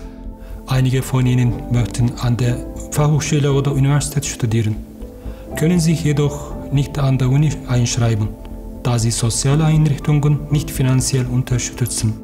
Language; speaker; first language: German; non-native, learner; Turkish